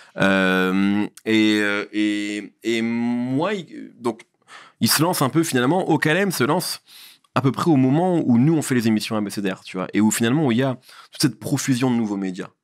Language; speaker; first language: French; early bilingual, other home language; Arabic